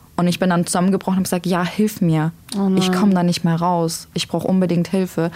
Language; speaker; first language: German; early bilingual, other home language; Turkish